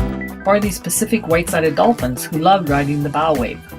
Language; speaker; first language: English; native; English